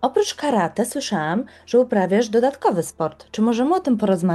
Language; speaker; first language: Polish; native; Polish